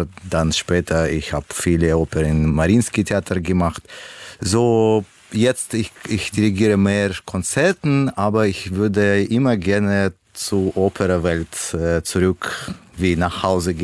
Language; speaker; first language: German; non-native, learner; Russian